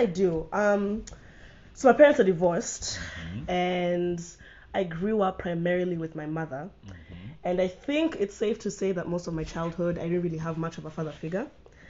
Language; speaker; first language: English; non-native, local second language; Swahili